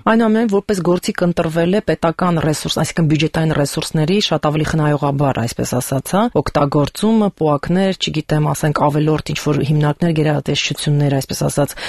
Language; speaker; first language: Armenian; native; Armenian